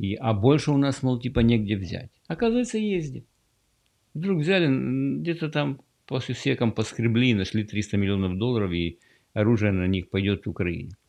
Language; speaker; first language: Russian; native; Russian